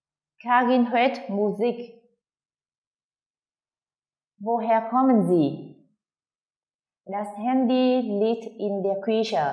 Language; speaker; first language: German; non-native, fluent; Vietnamese